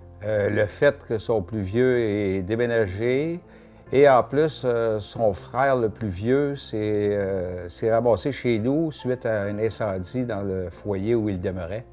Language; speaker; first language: French; native; French